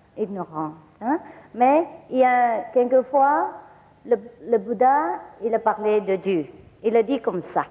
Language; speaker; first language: French; non-native, learner; Vietnamese